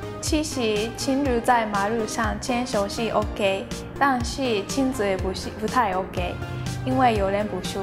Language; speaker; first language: Chinese; non-native, fluent; Japanese